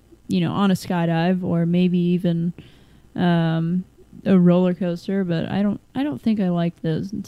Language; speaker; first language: English; native; English